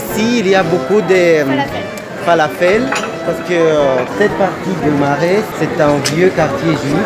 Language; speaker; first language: French; non-native, fluent; Russian